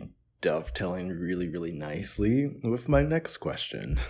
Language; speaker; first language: English; native; English